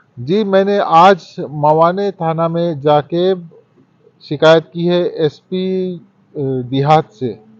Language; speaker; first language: Hindi; early bilingual, heritage; Hindi